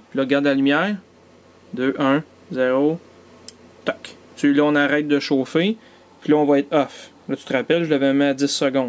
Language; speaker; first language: French; native; French